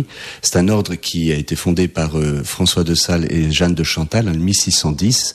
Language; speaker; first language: French; native; French